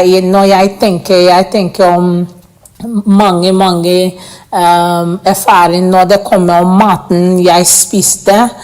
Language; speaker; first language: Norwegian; non-native, learner; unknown